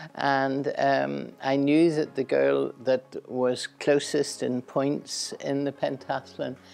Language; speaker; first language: English; native; English